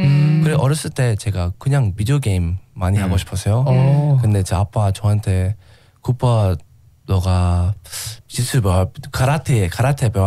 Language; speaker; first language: Korean; non-native, learner; English